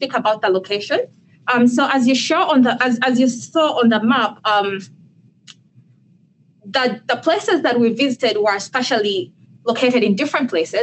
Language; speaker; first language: English; non-native, local second language; Ganda